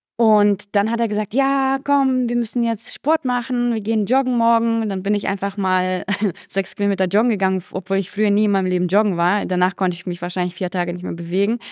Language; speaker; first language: German; early bilingual, other home language; Russian